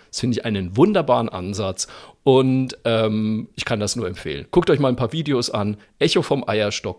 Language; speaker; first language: German; native; German